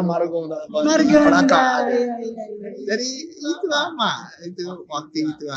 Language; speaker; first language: Indonesian; non-native, learner; Japanese